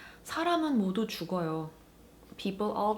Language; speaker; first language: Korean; early bilingual, heritage; Korean